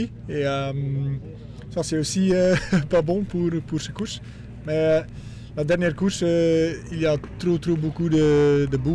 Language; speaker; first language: French; non-native, learner; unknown